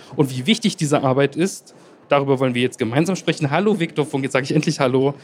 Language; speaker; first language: German; native; German